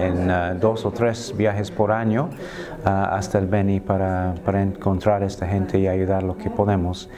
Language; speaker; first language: Spanish; non-native, fluent; English